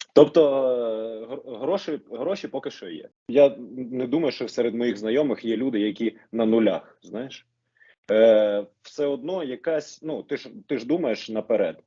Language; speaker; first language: Ukrainian; non-native, local second language; Russian